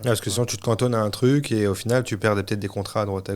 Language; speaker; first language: French; native; French